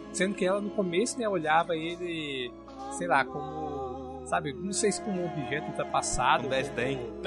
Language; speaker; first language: Portuguese; native; Portuguese